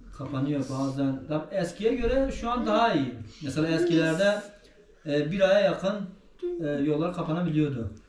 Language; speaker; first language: Turkish; non-native, local second language; Kurdish